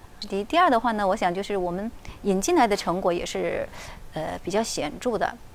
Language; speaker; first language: Chinese; native; Chinese